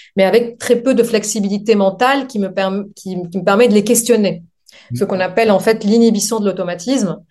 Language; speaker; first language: French; non-native, local second language; Arabic